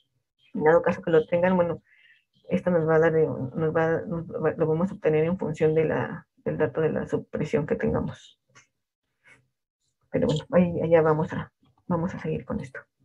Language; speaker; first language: Spanish; native; Spanish